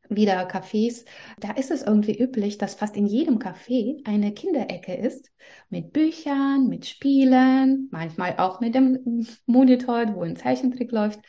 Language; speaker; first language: German; non-native, fluent; Russian